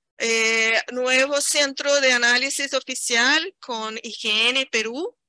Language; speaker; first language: Spanish; non-native, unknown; Portuguese